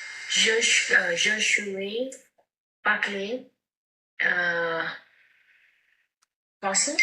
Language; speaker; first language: French; non-native, learner; Vietnamese